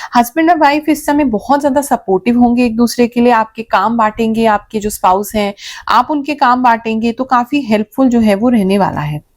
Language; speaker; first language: Hindi; native; Hindi